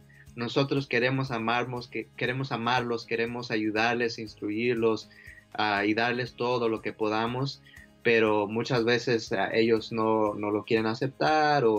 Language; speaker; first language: Spanish; early bilingual, heritage; Spanish